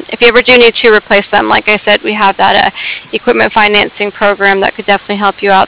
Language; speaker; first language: English; native; English